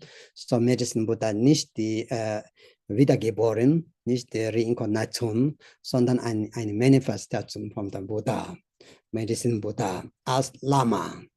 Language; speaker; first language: German; non-native, learner; Tibetan